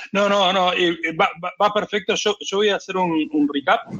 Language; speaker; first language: Spanish; native; Spanish